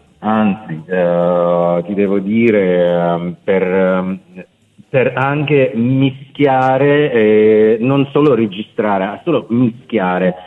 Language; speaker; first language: Italian; non-native, fluent; Russian